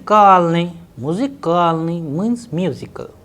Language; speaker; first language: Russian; non-native, fluent; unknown